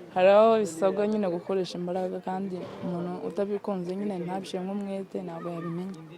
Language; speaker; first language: Kinyarwanda; native; Kinyarwanda